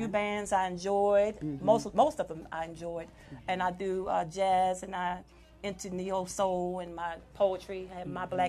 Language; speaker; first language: English; native; English